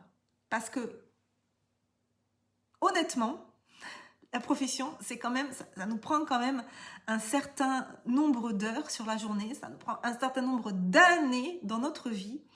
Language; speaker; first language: French; native; French